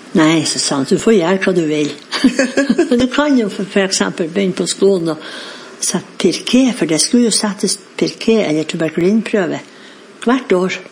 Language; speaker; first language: Norwegian; native; Norwegian